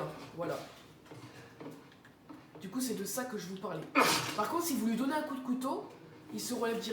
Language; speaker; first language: French; native; French